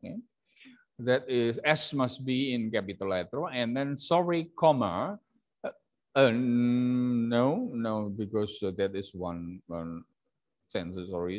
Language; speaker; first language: English; non-native, fluent; Indonesian